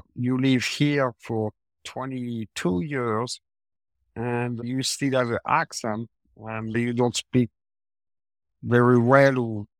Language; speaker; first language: English; non-native, learner; French